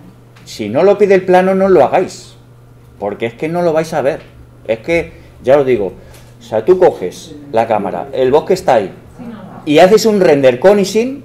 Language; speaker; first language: Spanish; native; Spanish